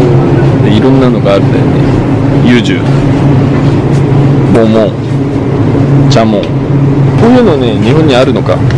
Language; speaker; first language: Japanese; non-native, fluent; Korean